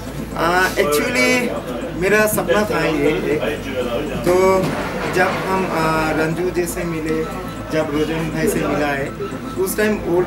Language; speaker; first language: Hindi; non-native, fluent; Bangla